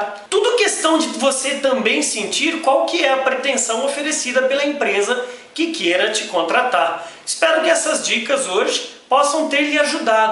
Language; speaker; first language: Portuguese; native; Portuguese